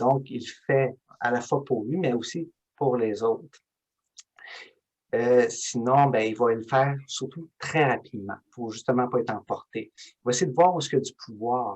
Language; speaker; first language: French; native; French